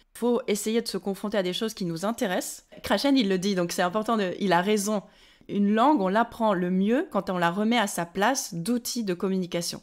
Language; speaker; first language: French; native; French